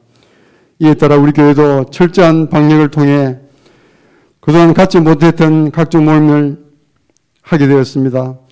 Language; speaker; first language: Korean; native; Korean